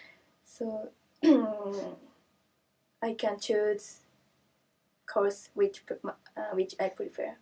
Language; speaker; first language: English; non-native, learner; Japanese